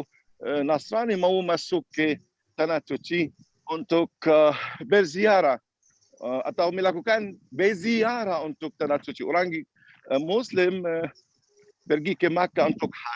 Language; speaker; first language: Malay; non-native, fluent; Arabic